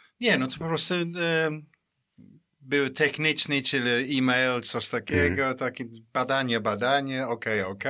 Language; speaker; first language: Polish; non-native, fluent; English